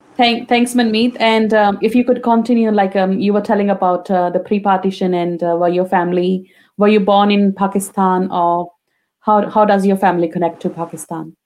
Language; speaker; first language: English; non-native, local second language; Punjabi